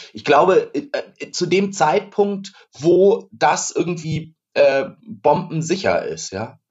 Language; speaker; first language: German; native; German